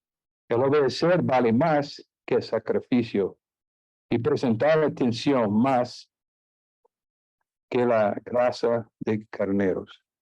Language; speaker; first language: Spanish; non-native, fluent; English